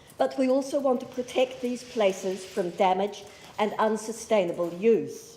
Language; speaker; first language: English; native; English